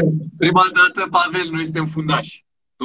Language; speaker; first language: Romanian; native; Romanian